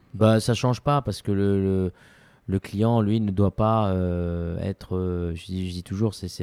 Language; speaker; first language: French; non-native, local second language; Arabic